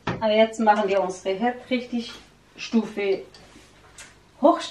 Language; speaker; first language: German; non-native, learner; Central Kurdish